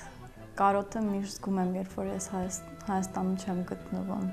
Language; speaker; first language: Armenian; early bilingual, heritage; Armenian